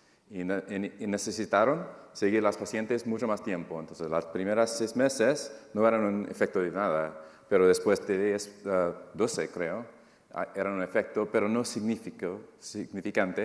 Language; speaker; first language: Spanish; non-native, fluent; English